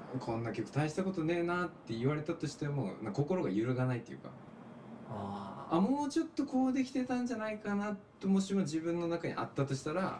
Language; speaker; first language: Japanese; early bilingual, heritage; Japanese